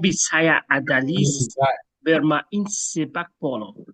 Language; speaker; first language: Indonesian; non-native, learner; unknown